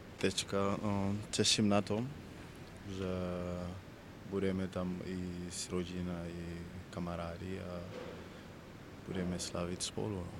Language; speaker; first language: Czech; non-native, learner; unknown